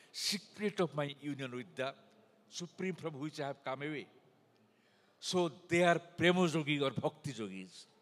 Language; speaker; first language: English; non-native, local second language; Odia